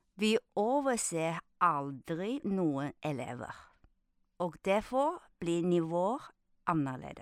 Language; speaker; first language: Norwegian; non-native, fluent; Chinese